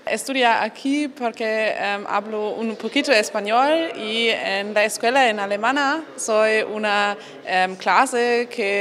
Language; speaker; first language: Spanish; non-native, learner; German